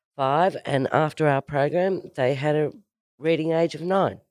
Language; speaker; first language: English; native; English